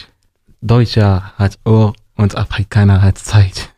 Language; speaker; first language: German; non-native, learner; Arabic